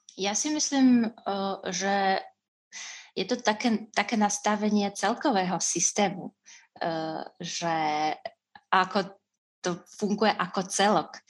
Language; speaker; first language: Slovak; non-native, fluent; Russian